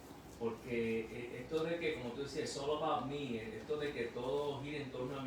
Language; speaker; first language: Spanish; native; Spanish